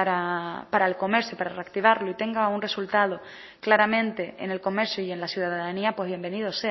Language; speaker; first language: Spanish; native; Spanish